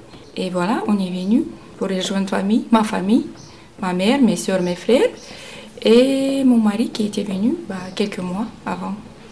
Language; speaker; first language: French; non-native, learner; Romanian